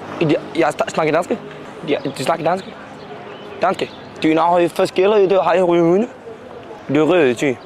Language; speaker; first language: Danish; non-native, learner; Icelandic